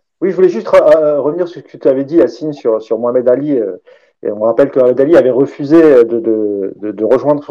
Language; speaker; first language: French; native; French